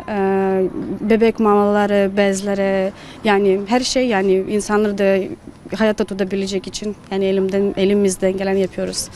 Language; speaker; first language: Turkish; non-native, fluent; Ukrainian